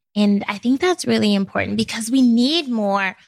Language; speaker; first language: English; native; English